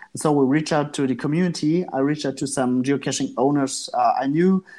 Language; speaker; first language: English; non-native, fluent; German